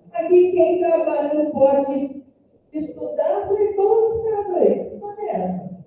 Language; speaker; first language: Portuguese; native; Portuguese